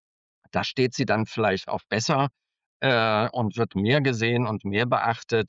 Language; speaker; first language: German; native; German